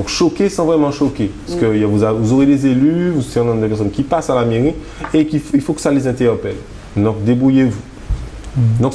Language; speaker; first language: French; native; French